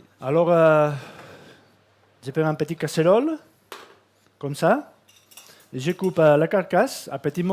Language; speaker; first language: French; non-native, fluent; Catalan